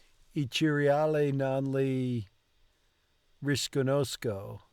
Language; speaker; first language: Italian; non-native, learner; English